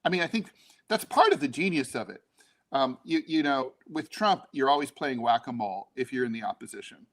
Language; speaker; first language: English; native; English